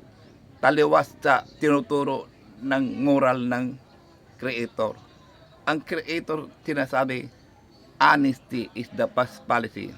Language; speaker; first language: Filipino; native; Filipino